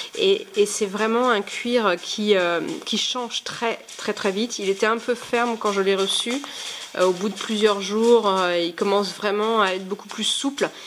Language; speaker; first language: French; native; French